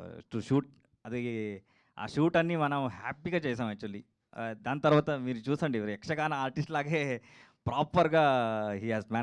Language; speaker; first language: Telugu; non-native, learner; Kannada